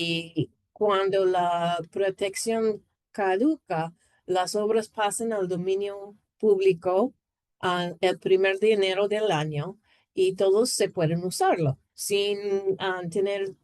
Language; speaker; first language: Spanish; non-native, learner; English